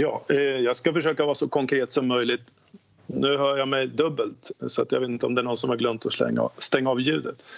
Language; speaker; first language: Swedish; native; Swedish